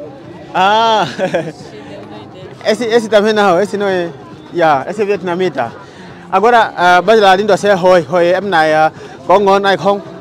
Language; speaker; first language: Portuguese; non-native, learner; Vietnamese